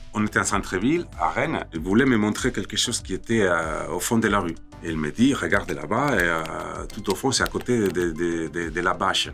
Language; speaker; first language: French; non-native, fluent; Spanish